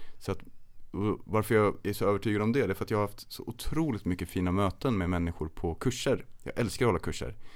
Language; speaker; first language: Swedish; native; Swedish